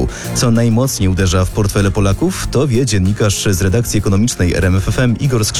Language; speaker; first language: Polish; native; Polish